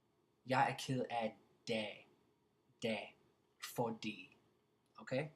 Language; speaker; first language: Danish; non-native, fluent; English